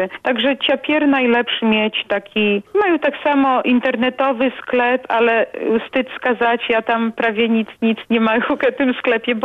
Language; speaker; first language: Polish; non-native, local second language; Belarusian